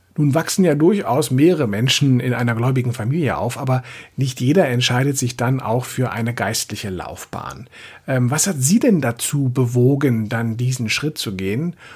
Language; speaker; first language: German; native; German